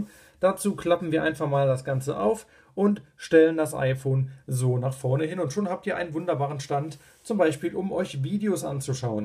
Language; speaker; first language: German; native; German